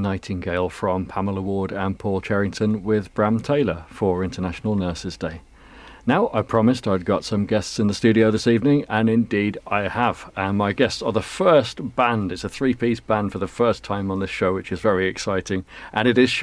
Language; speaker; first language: English; native; English